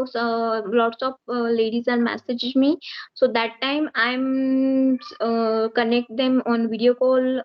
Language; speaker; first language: English; non-native, learner; Marathi